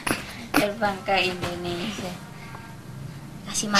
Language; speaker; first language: Indonesian; native; Indonesian